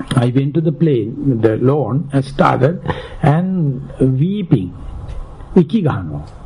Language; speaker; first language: English; non-native, local second language; Sinhala